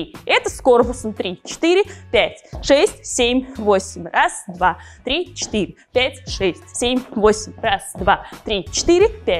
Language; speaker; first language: Russian; native; Russian